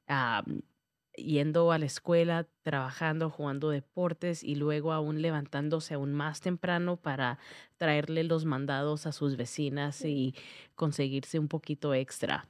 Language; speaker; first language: Spanish; early bilingual, heritage; Spanish